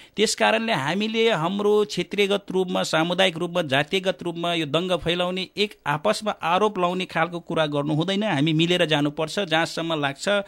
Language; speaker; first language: Nepali; non-native, local second language; Eastern Tamang